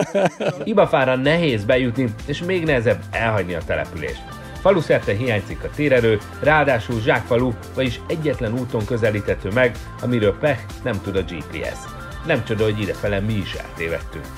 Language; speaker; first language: Hungarian; native; Hungarian